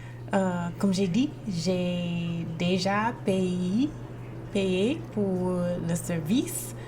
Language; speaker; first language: French; non-native, learner; English